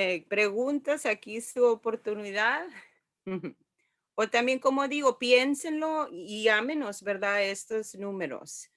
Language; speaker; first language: Spanish; early bilingual, heritage; Spanish